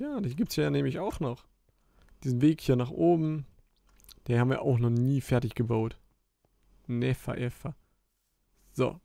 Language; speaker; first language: German; native; German